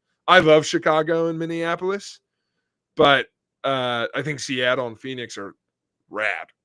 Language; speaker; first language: English; native; English